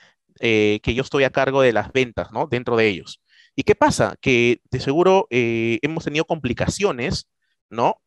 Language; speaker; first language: Spanish; native; Spanish